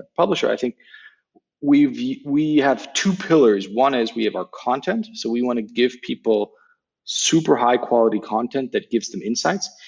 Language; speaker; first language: English; non-native, fluent; German